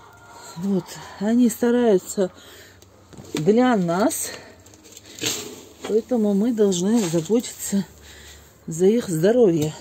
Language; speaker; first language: Russian; non-native, local second language; Ingush